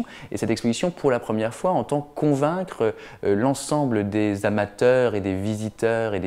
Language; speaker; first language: French; native; French